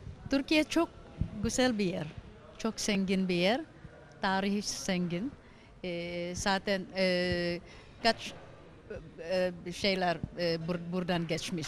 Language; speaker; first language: Turkish; non-native, fluent; Filipino